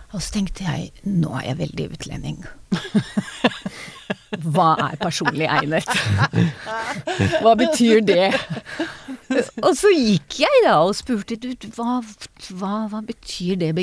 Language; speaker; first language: Norwegian; non-native, fluent; Hebrew